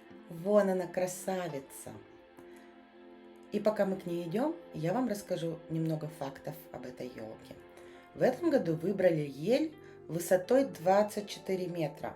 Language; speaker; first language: Russian; native; Russian